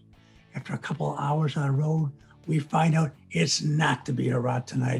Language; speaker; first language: English; native; English